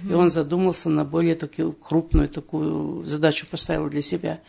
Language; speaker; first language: Russian; native; Russian